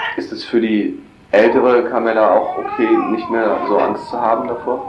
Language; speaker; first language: German; native; German